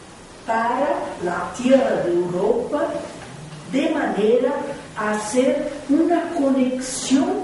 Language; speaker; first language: Spanish; non-native, fluent; Portuguese